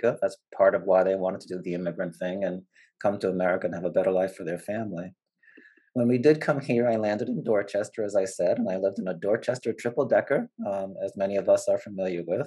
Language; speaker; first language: English; native; English